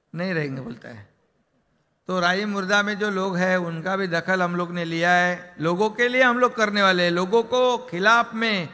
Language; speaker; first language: Hindi; non-native, local second language; Marathi